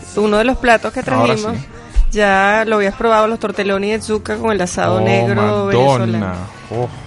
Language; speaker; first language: Spanish; native; Spanish